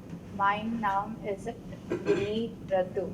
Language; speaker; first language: German; non-native, learner; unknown